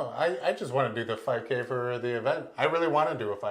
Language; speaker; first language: English; native; English